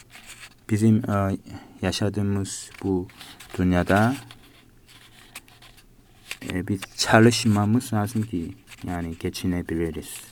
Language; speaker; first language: Turkish; non-native, fluent; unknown